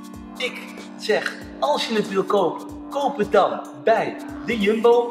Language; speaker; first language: Dutch; native; Dutch